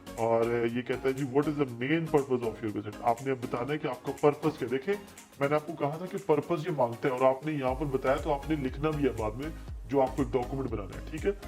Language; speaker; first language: Urdu; non-native, local second language; Punjabi